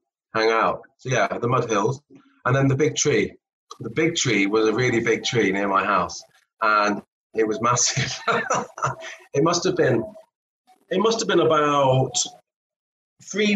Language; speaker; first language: English; native; English